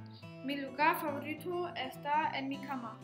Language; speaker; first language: Spanish; non-native, learner; German